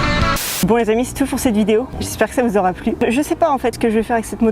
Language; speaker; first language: French; native; French